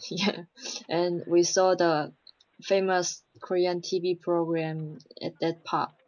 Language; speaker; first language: English; non-native, learner; Chinese